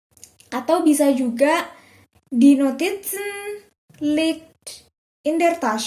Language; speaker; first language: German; non-native, fluent; Indonesian